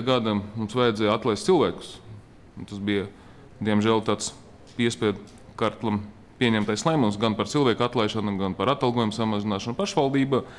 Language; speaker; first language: Latvian; non-native, local second language; Russian